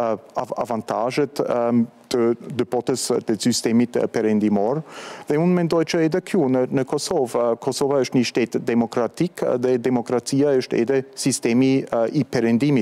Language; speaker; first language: Albanian; non-native, fluent; German